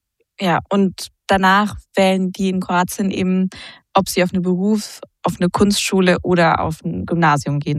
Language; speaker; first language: German; native; German